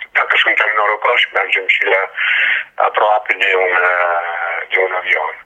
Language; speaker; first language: Romanian; non-native, learner; Italian